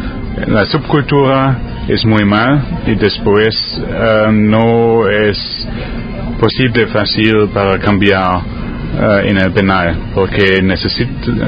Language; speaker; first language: Spanish; non-native, learner; German